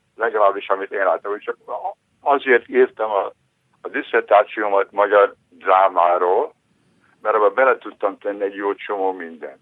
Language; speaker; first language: Hungarian; native; Hungarian